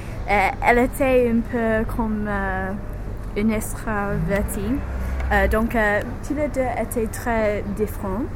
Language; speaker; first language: French; non-native, learner; English